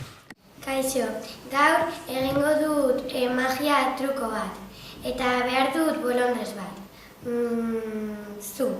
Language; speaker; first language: Basque; non-native, learner; Spanish